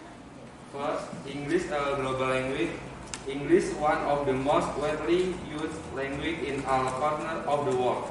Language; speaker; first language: English; non-native, learner; Indonesian